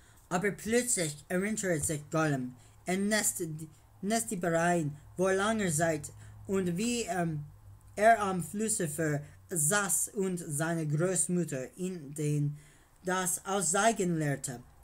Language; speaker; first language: German; non-native, learner; English